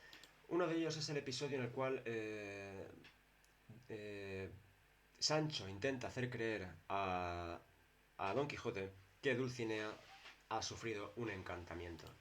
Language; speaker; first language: Spanish; native; Spanish